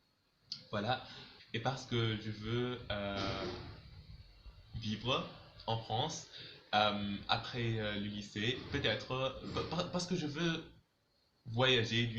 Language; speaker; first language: French; non-native, local second language; Arabic